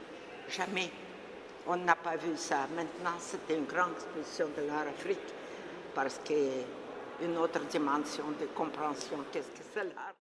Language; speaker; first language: French; non-native, fluent; Russian